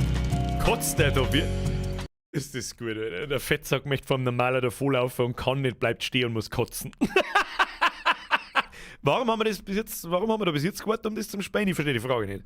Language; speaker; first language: German; native; German